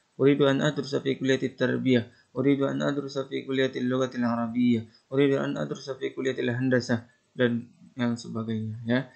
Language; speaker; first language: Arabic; non-native, fluent; Indonesian